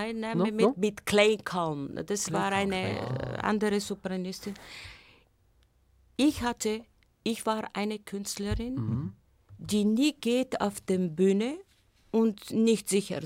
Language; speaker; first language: German; non-native, fluent; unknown